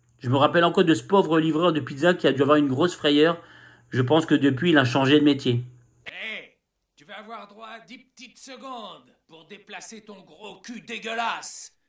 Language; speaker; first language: French; native; French